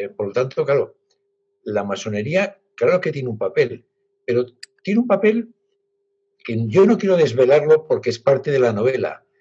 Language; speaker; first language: Spanish; native; Spanish